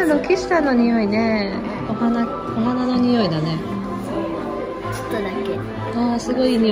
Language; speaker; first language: Japanese; native; Japanese